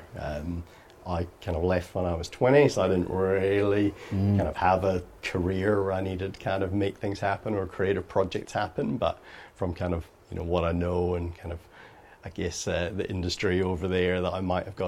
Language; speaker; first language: English; native; English